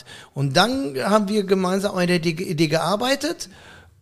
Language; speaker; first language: German; native; German